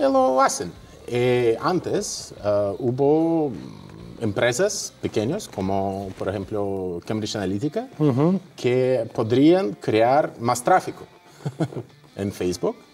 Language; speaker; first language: Spanish; non-native, fluent; Russian